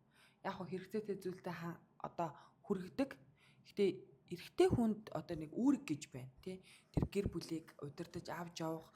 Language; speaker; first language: Mongolian; native; Mongolian